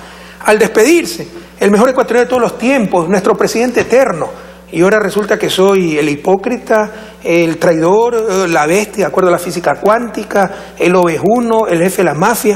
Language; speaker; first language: Spanish; native; Spanish